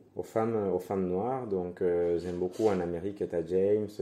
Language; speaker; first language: French; non-native, fluent; Spanish